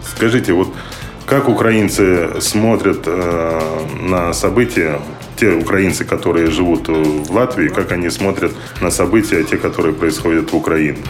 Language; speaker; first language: Russian; native; Russian